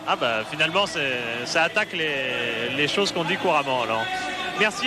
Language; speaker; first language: French; native; French